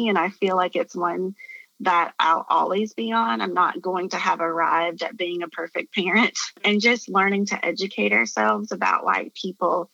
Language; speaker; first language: English; native; English